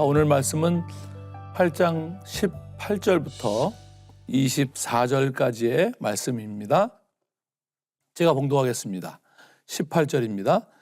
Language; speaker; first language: Korean; native; Korean